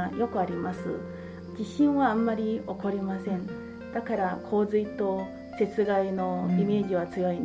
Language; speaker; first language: Japanese; non-native, fluent; Chinese